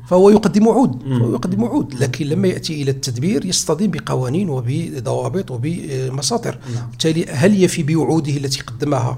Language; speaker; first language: Arabic; native; Arabic